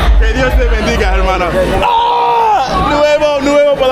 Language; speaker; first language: Spanish; non-native, learner; English